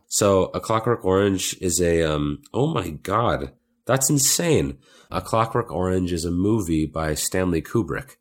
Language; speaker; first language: English; native; English